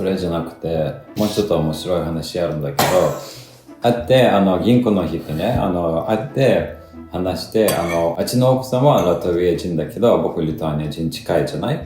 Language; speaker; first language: Japanese; non-native, fluent; Lithuanian